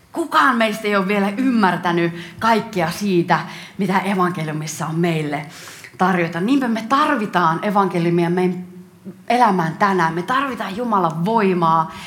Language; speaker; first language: Finnish; native; Finnish